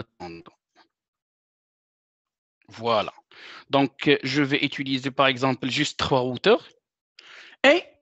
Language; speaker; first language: French; non-native, local second language; Arabic